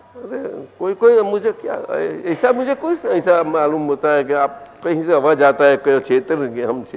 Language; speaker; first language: Hindi; non-native, local second language; Gujarati